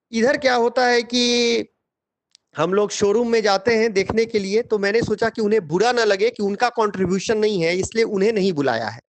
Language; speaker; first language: Hindi; native; Hindi